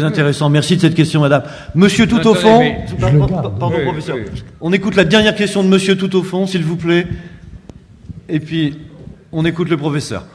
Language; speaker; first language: French; native; French